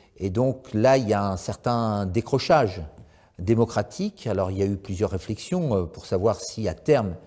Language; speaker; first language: French; native; French